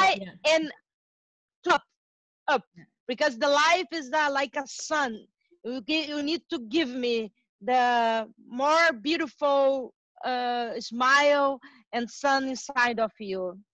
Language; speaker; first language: English; non-native, learner; Portuguese